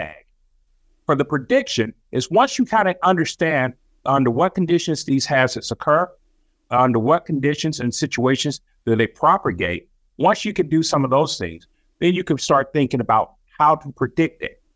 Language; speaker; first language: English; native; English